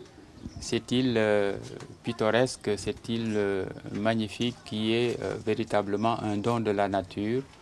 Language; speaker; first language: French; non-native, local second language; Serer